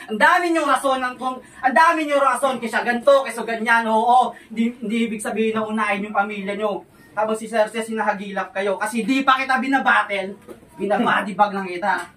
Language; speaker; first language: Filipino; non-native, local second language; Hiligaynon